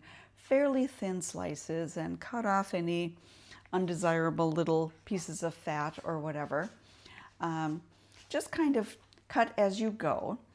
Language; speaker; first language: English; native; English